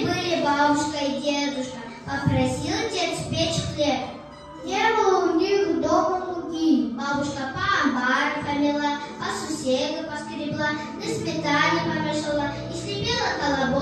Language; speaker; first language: Russian; non-native, learner; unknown